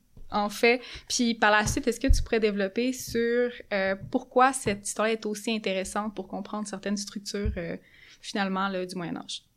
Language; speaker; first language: French; native; French